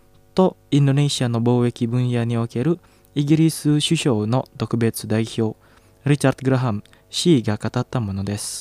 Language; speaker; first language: Japanese; non-native, fluent; Indonesian